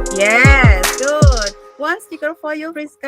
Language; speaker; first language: English; non-native, fluent; Indonesian